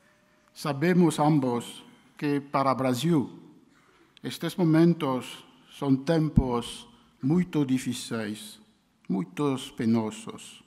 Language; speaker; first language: Portuguese; non-native, fluent; French